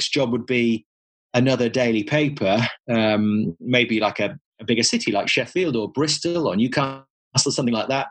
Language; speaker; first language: English; native; English